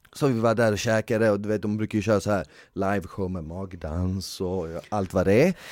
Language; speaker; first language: Swedish; native; Swedish